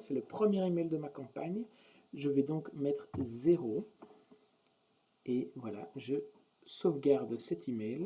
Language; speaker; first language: French; native; French